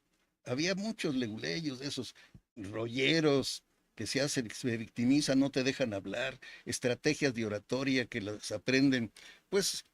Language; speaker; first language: Spanish; native; Spanish